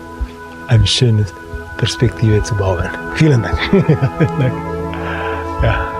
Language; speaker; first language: German; non-native, fluent; Slovak